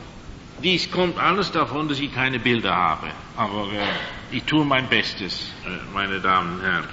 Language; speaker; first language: German; non-native, fluent; English